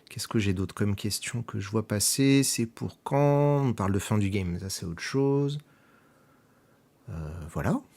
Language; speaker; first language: French; native; French